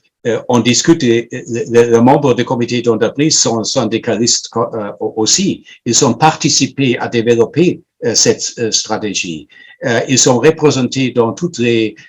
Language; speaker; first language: French; non-native, fluent; German